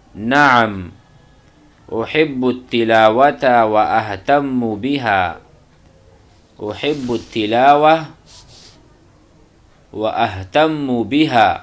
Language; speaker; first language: Arabic; non-native, fluent; Urdu